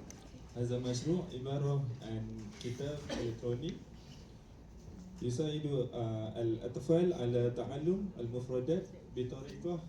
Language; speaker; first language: Arabic; non-native, learner; Malay